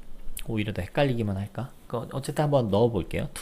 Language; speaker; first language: Korean; native; Korean